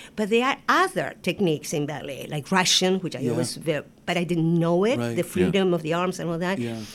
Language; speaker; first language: English; non-native, fluent; Spanish